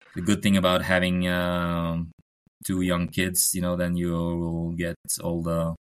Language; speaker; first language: English; non-native, fluent; Norwegian